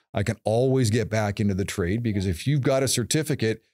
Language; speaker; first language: English; native; English